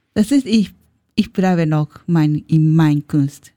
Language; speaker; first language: German; non-native, learner; Japanese